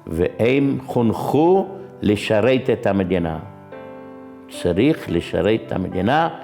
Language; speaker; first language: Hebrew; non-native, fluent; Yiddish